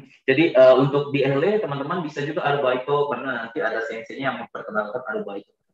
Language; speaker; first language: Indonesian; native; Indonesian